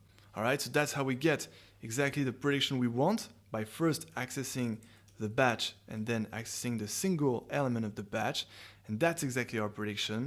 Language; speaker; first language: English; non-native, fluent; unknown